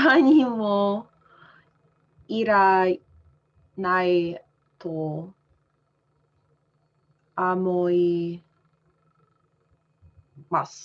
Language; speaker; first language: Japanese; non-native, learner; English